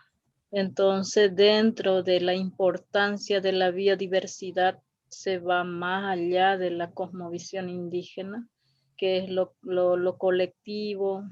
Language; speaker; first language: Spanish; non-native, local second language; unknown